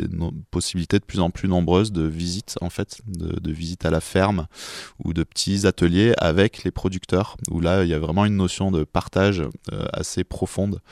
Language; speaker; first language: French; native; French